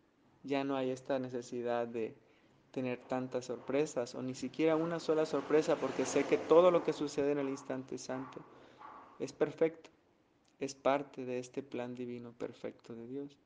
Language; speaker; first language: Spanish; native; Spanish